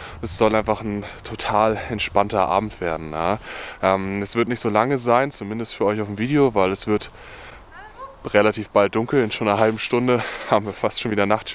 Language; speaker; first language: German; native; German